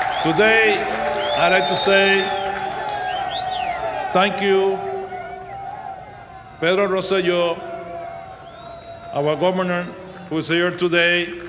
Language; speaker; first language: English; non-native, fluent; Spanish